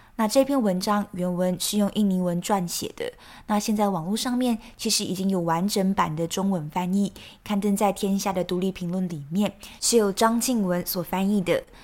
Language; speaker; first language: Chinese; native; Chinese